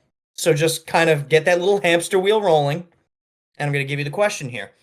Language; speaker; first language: English; native; English